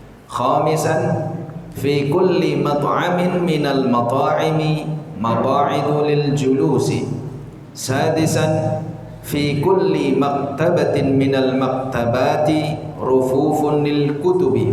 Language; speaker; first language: Arabic; non-native, fluent; Indonesian